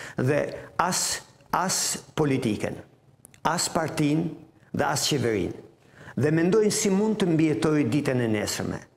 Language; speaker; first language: Albanian; native; Albanian